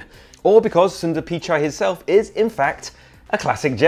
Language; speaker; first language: English; native; English